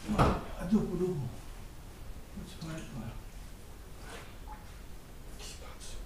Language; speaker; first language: Italian; non-native, learner; Filipino